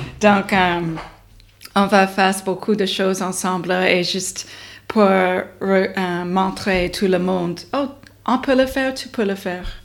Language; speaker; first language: French; non-native, learner; English